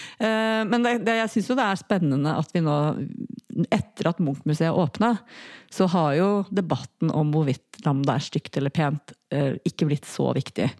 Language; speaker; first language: Norwegian; native; Norwegian